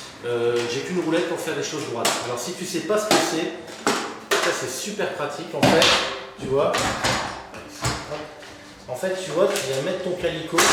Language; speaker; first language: French; native; French